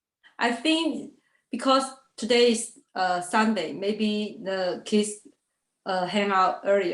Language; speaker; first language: English; non-native, learner; Chinese